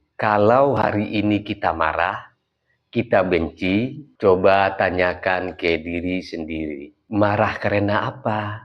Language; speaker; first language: Indonesian; native; Indonesian